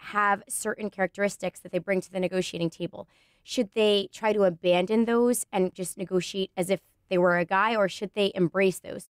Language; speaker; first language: English; native; English